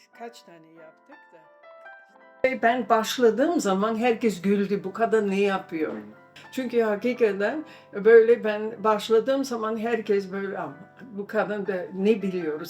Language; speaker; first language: Turkish; non-native, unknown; German